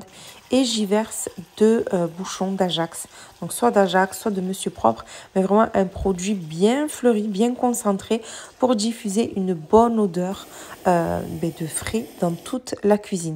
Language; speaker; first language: French; native; French